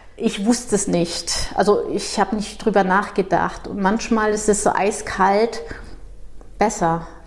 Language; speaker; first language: German; non-native, fluent; Portuguese